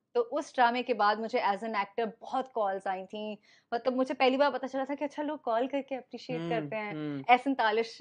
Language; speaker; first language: Urdu; native; Urdu